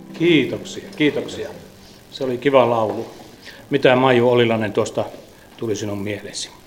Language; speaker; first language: Finnish; native; Finnish